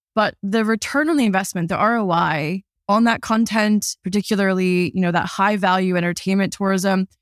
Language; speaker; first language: English; native; English